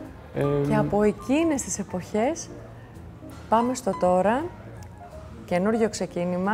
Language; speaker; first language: Greek; native; Greek